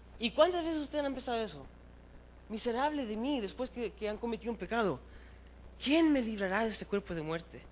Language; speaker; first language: Spanish; early bilingual, heritage; Spanish